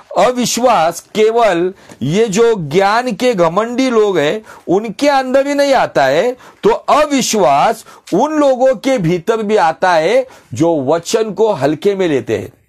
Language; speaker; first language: Hindi; non-native, local second language; Marathi